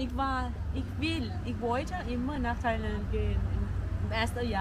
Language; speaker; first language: German; non-native, learner; Thai